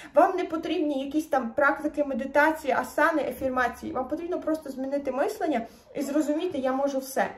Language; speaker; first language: Ukrainian; native; Ukrainian